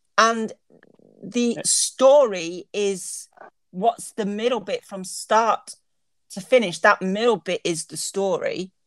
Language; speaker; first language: English; native; English